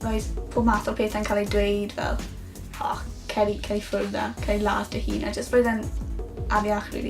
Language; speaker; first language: Welsh; native; Welsh